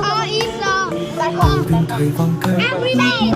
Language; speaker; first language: English; non-native, learner; Vietnamese